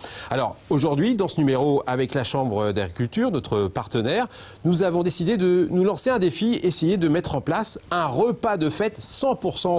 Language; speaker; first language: French; native; French